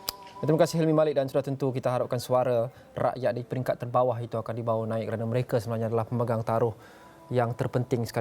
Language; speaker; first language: Malay; native; Malay